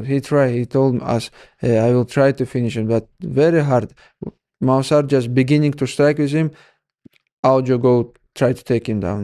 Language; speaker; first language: English; non-native, learner; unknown